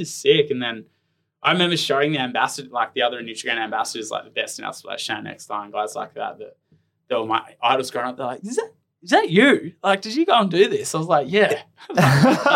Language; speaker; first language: English; native; English